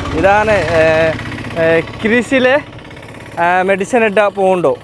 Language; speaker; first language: Malayalam; non-native, learner; Bangla